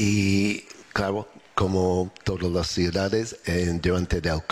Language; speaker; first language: Spanish; non-native, learner; English